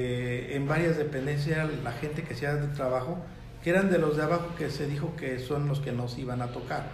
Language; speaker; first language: Spanish; native; Spanish